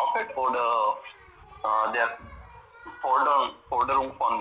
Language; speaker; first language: German; non-native, learner; Hindi